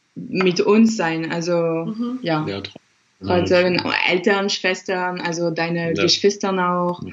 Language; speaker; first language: German; non-native, fluent; French